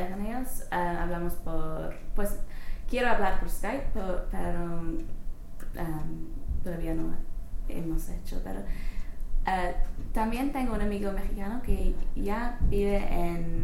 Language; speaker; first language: Spanish; non-native, learner; English